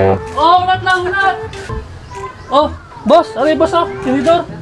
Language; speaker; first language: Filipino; non-native, local second language; Cebuano